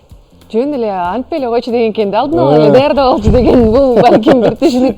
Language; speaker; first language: Kyrgyz; native; Kyrgyz